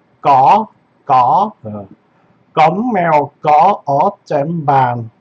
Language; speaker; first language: Vietnamese; non-native, learner; Korean